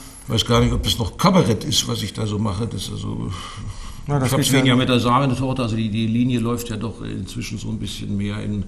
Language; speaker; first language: German; native; German